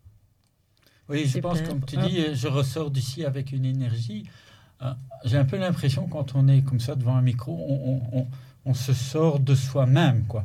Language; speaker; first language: French; native; French